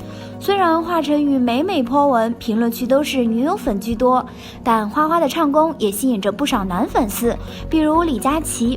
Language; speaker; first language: Chinese; native; Chinese